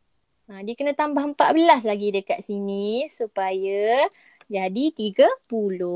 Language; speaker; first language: Malay; native; Malay